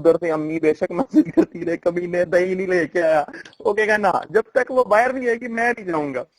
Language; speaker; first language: Urdu; non-native, local second language; Punjabi